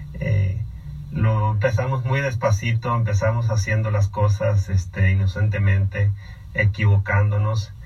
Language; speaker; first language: Spanish; native; Spanish